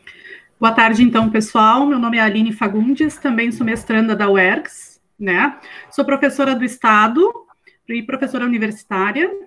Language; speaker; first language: Portuguese; native; Portuguese